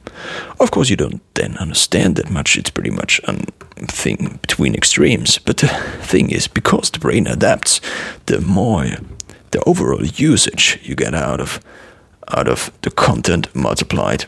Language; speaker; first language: English; non-native, fluent; German